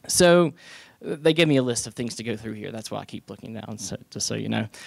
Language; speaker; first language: English; native; English